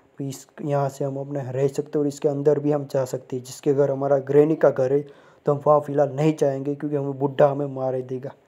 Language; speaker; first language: Hindi; non-native, local second language; Gujarati